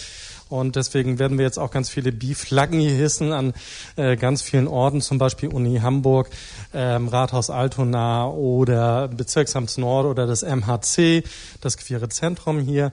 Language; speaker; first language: German; native; German